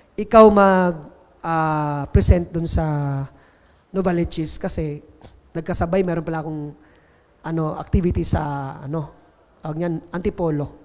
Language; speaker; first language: Filipino; non-native, local second language; Cebuano